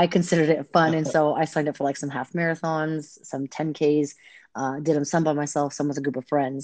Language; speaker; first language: English; native; English